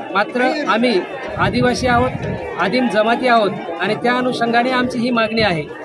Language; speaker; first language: Marathi; non-native, local second language; Lambadi